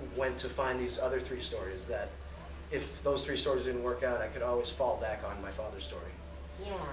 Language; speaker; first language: English; native; English